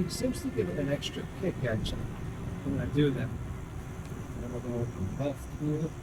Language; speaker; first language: English; native; English